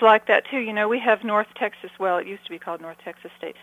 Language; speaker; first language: English; native; English